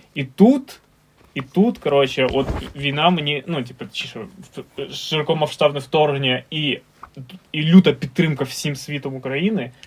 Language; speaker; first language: Ukrainian; non-native, local second language; Russian